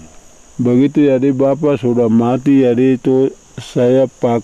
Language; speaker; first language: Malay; non-native, local second language; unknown